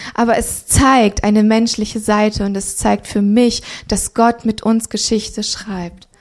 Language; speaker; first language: German; early bilingual, other home language; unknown